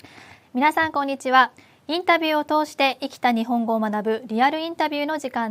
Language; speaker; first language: Japanese; non-native, fluent; Korean